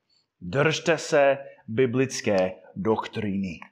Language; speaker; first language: Czech; non-native, fluent; English